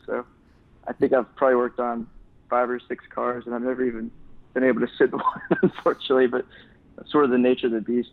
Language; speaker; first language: English; native; English